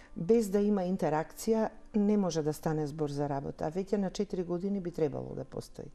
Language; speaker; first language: Macedonian; native; Macedonian